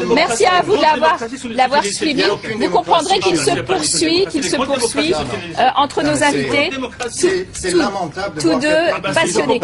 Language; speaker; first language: French; native; French